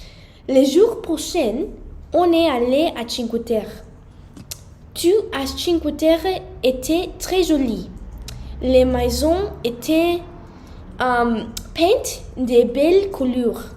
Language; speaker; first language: French; non-native, learner; English